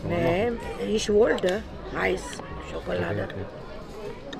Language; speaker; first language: German; non-native, learner; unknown